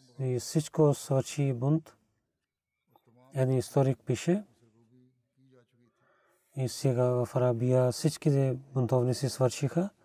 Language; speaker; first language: Bulgarian; non-native, learner; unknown